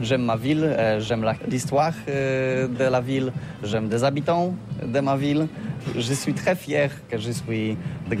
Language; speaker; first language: French; non-native, learner; Polish